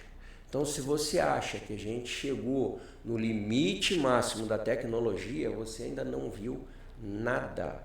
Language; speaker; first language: Portuguese; native; Portuguese